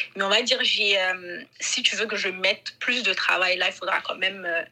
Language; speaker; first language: French; non-native, local second language; Bambara